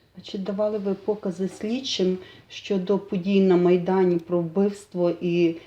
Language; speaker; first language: Ukrainian; native; Ukrainian